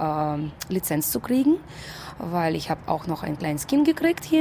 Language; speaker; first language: German; non-native, fluent; Russian